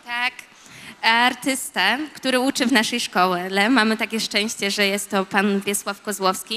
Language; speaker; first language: Polish; native; Polish